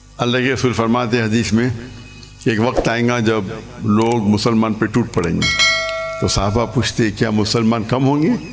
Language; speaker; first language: Urdu; non-native, local second language; English